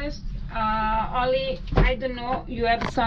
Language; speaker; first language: English; non-native, learner; Spanish